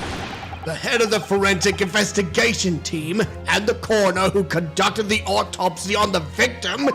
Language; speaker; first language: English; native; English